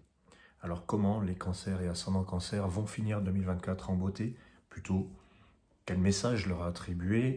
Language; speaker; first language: French; native; French